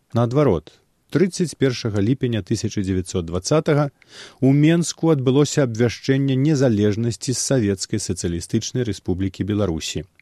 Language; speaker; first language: Belarusian; native; Belarusian